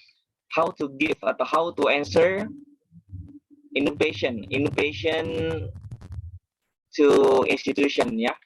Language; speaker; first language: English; non-native, fluent; Indonesian